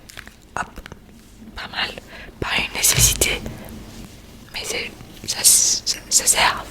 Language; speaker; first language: French; non-native, learner; Spanish